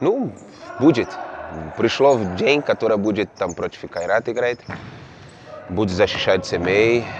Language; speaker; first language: Russian; non-native, learner; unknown